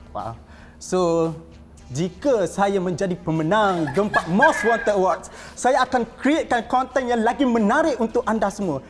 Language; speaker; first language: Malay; native; Malay